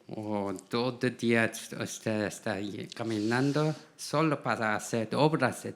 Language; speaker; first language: Spanish; non-native, learner; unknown